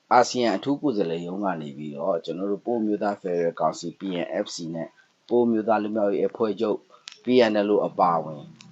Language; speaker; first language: Burmese; non-native, local second language; Pa'o Karen